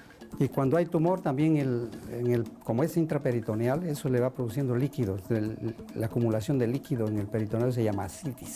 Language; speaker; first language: Spanish; native; Spanish